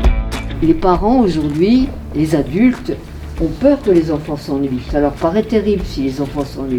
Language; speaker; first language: French; native; French